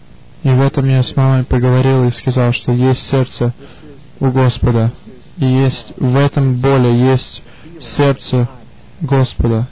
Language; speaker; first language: Russian; early bilingual, heritage; Russian